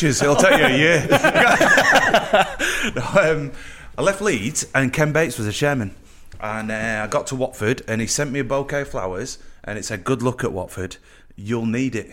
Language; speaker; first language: English; native; English